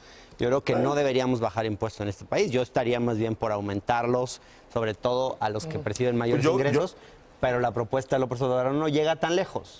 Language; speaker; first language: Spanish; native; Spanish